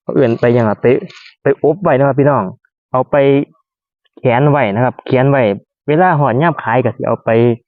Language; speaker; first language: Thai; native; Thai